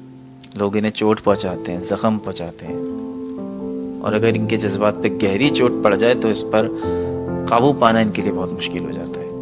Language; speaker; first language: Urdu; native; Urdu